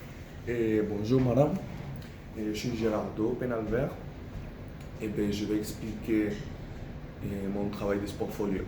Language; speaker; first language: French; non-native, fluent; Spanish